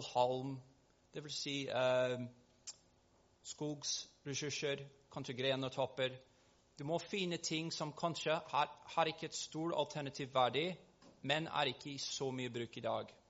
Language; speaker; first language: Norwegian; non-native, fluent; English